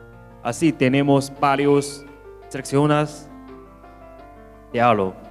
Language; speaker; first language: Spanish; non-native, learner; Chinese